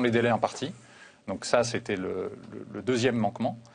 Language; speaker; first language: French; native; French